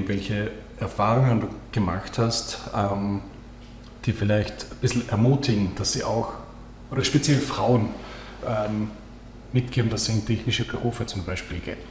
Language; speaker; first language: German; native; German